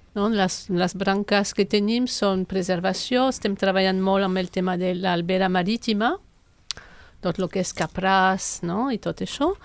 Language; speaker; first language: Catalan; non-native, fluent; French